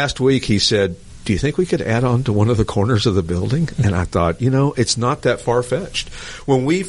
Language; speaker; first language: English; native; English